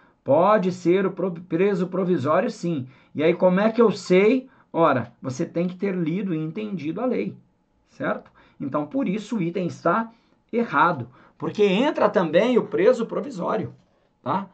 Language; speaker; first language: Portuguese; native; Portuguese